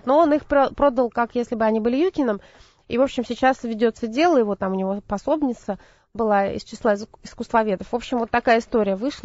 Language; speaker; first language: Russian; native; Russian